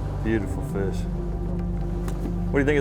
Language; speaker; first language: English; native; English